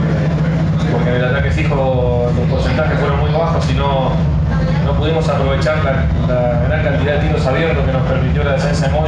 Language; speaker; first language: Spanish; native; Spanish